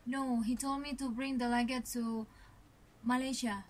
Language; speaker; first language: English; non-native, learner; Indonesian